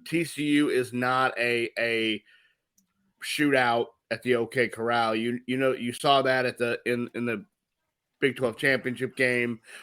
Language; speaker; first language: English; native; English